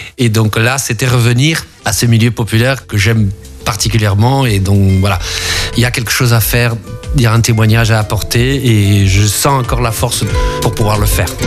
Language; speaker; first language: French; early bilingual, other home language; Spanish